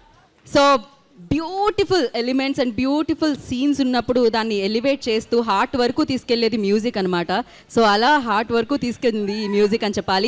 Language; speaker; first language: Telugu; native; Telugu